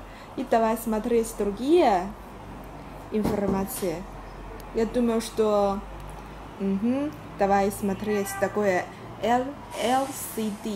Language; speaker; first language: Russian; non-native, learner; Chinese